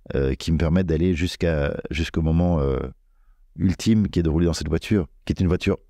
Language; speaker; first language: French; native; French